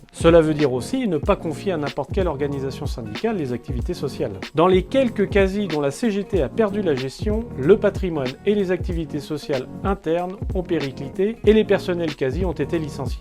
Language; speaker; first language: French; native; French